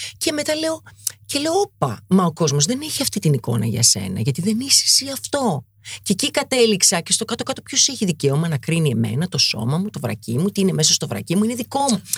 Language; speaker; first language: Greek; native; Greek